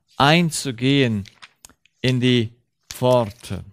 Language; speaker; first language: German; early bilingual, heritage; Romanian